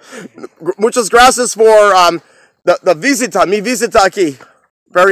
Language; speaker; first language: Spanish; non-native, learner; English